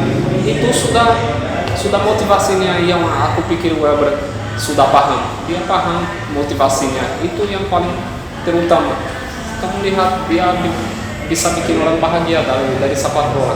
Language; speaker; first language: Indonesian; non-native, fluent; Portuguese